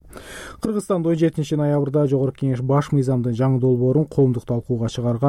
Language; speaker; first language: Kyrgyz; native; Kyrgyz